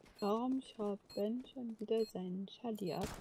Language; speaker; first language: German; native; German